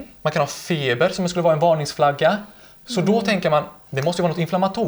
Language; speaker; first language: Swedish; native; Swedish